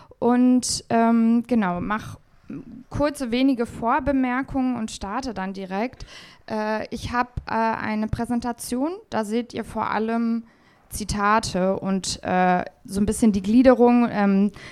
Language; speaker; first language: German; native; German